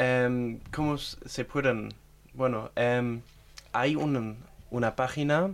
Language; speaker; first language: Spanish; non-native, learner; German